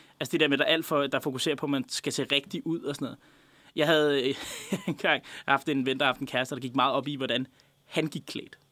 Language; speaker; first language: Danish; native; Danish